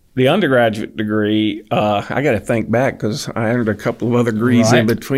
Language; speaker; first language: English; native; English